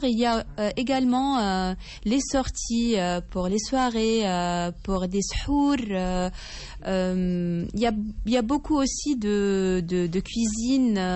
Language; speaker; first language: French; non-native, fluent; Arabic